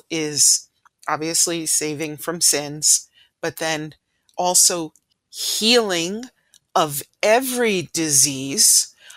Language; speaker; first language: English; native; English